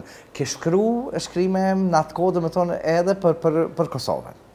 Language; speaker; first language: Albanian; native; Albanian